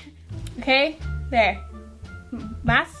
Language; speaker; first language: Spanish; non-native, learner; English